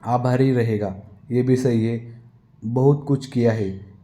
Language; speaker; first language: Hindi; non-native, local second language; Marathi